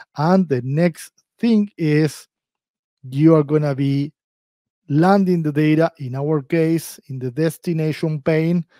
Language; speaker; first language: English; non-native, fluent; Spanish